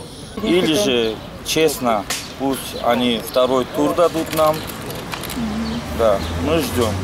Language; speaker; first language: Russian; non-native, local second language; Azerbaijani